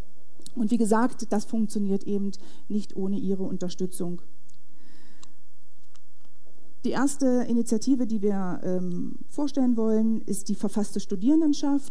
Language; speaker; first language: German; native; German